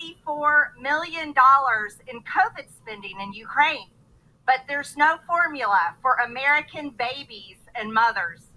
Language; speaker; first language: English; native; English